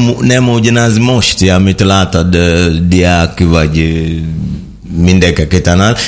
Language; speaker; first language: Hungarian; non-native, learner; Swahili